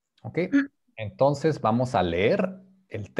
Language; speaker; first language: Spanish; non-native, fluent; English